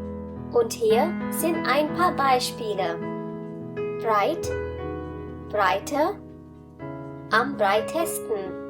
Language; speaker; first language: German; non-native, fluent; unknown